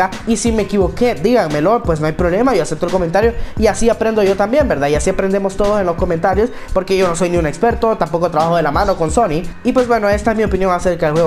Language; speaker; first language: Spanish; native; Spanish